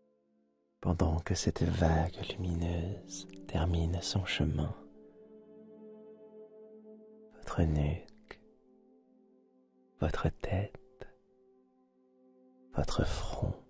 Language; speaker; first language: French; native; French